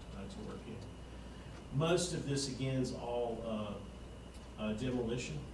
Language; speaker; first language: English; native; English